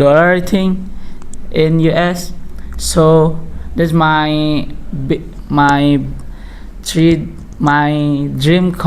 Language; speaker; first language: English; non-native, learner; Indonesian